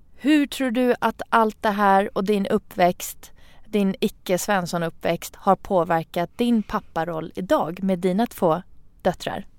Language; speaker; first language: Swedish; early bilingual, other home language; Persian